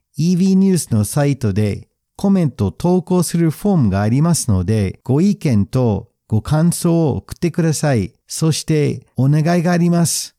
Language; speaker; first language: Japanese; non-native, fluent; English